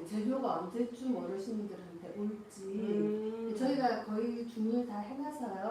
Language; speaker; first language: Korean; native; Korean